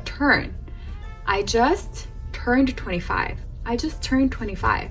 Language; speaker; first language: English; early bilingual, other home language; Korean